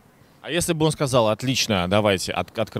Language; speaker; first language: Russian; native; Russian